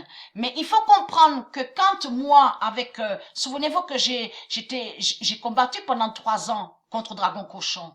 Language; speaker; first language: French; native; French